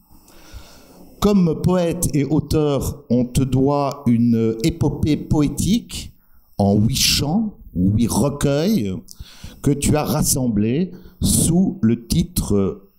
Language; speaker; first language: French; native; French